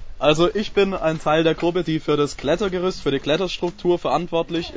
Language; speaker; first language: German; native; German